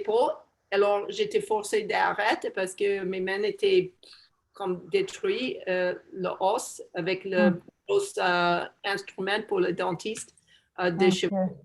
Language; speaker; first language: French; non-native, learner; English